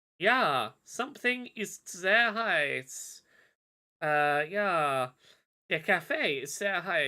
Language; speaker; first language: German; non-native, learner; English